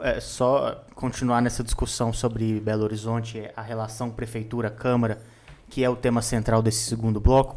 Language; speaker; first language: Portuguese; native; Portuguese